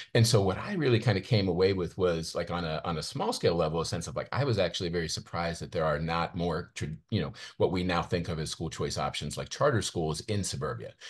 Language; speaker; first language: English; native; English